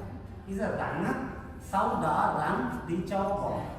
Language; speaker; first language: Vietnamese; non-native, learner; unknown